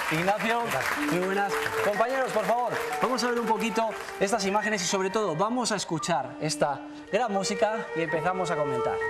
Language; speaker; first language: Spanish; native; Spanish